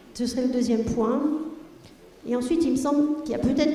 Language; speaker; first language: French; non-native, fluent; German